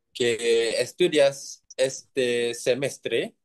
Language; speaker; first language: Spanish; non-native, learner; Malay